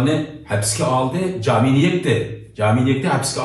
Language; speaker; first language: Turkish; non-native, learner; Uyghur